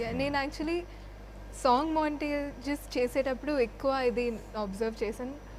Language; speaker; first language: Telugu; non-native, learner; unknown